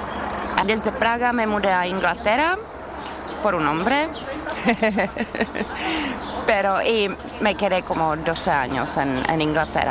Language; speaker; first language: Spanish; non-native, learner; Czech